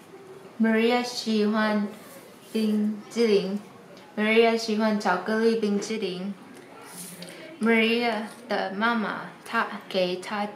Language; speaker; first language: Chinese; non-native, learner; English